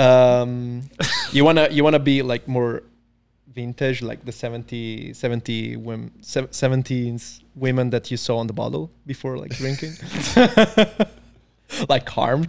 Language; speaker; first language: English; non-native, fluent; Italian